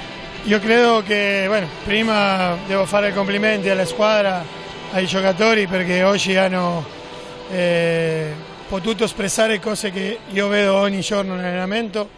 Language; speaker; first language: Italian; non-native, fluent; Spanish